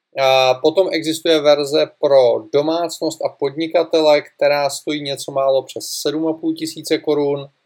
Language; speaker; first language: Czech; native; Czech